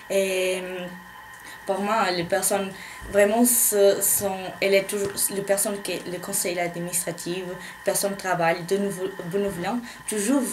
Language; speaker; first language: French; non-native, learner; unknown